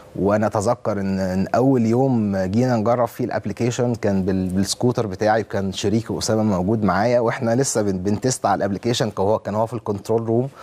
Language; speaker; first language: Arabic; native; Arabic